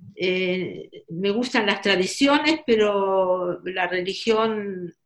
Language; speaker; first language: Spanish; native; Spanish